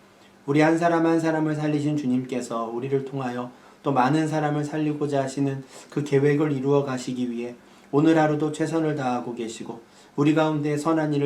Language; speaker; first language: Korean; native; Korean